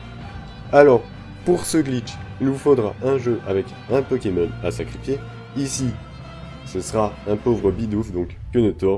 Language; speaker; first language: French; native; French